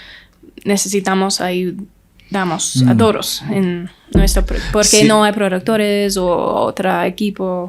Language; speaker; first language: Spanish; non-native, learner; English